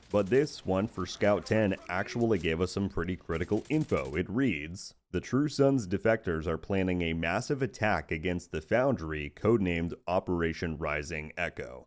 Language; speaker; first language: English; native; English